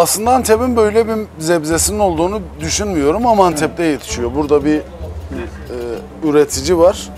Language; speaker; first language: Turkish; native; Turkish